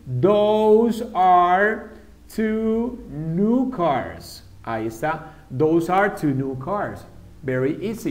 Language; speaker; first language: English; non-native, fluent; Spanish